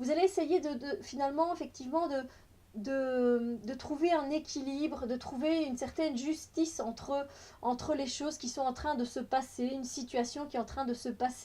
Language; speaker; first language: French; native; French